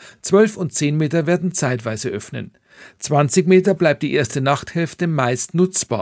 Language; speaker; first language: German; native; German